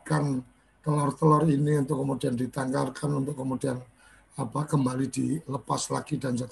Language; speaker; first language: Malay; native; Malay